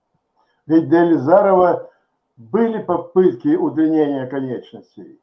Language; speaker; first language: Russian; native; Russian